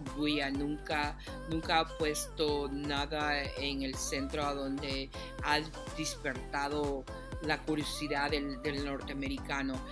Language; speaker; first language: Spanish; early bilingual, heritage; Spanish